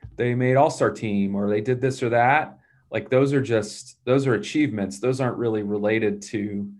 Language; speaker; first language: English; native; English